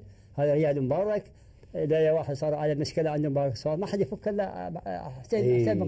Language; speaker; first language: Arabic; native; Arabic